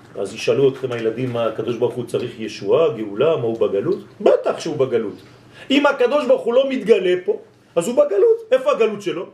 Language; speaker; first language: Hebrew; non-native, fluent; French